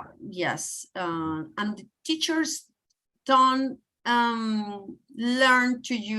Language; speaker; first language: English; non-native, learner; Spanish